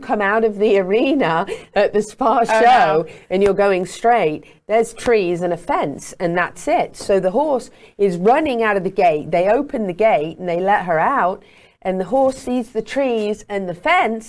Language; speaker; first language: English; native; English